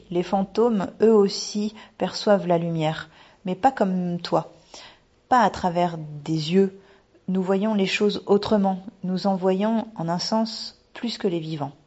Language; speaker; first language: French; native; French